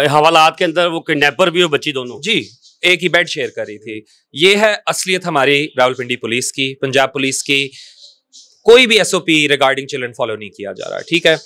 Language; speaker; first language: Urdu; non-native, local second language; Punjabi